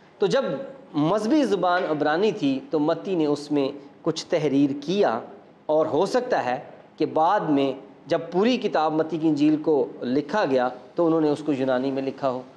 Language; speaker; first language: Urdu; non-native, local second language; Punjabi